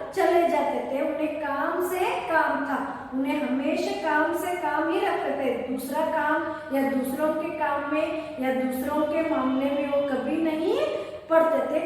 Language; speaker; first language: Hindi; non-native, local second language; Kannada